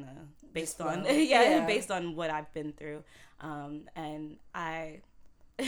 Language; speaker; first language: English; early bilingual, other home language; Haitian Creole